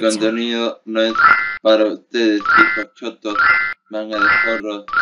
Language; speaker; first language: Spanish; native; Spanish